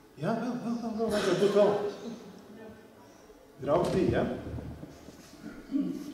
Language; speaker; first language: Latvian; native; Latvian